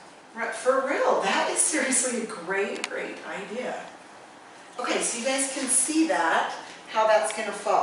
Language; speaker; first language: English; native; English